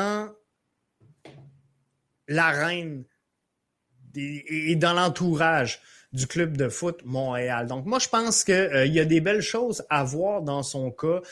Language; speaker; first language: French; native; French